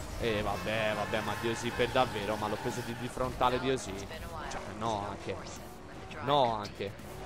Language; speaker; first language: Italian; native; Italian